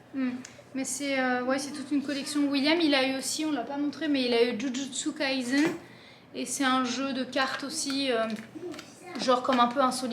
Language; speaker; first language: French; native; French